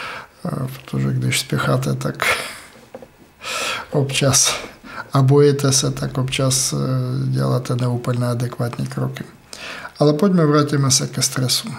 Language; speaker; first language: Czech; non-native, fluent; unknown